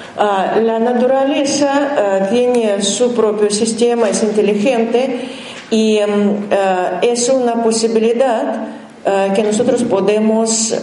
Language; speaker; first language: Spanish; non-native, learner; Russian